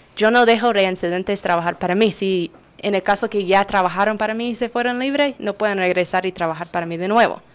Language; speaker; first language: Spanish; non-native, fluent; English